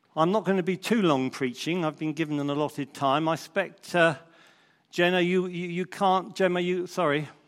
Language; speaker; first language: English; native; English